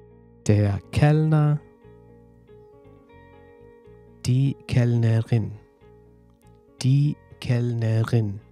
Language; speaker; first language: German; non-native, fluent; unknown